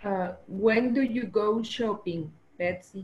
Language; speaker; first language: English; non-native, learner; Spanish